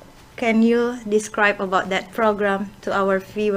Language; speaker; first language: English; non-native, fluent; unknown